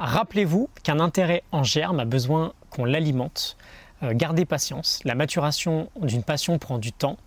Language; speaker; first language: French; native; French